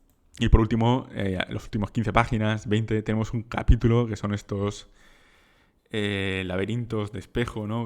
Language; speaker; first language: Spanish; native; Spanish